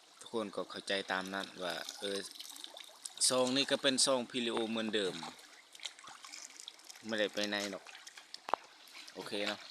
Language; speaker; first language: Thai; non-native, local second language; Lao